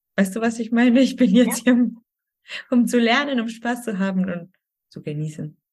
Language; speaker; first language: German; non-native, fluent; Spanish